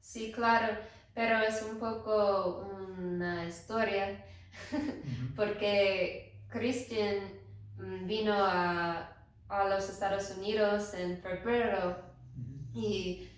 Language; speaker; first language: Spanish; non-native, learner; English